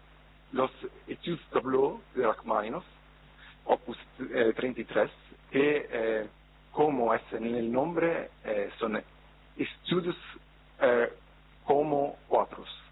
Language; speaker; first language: Spanish; non-native, fluent; Italian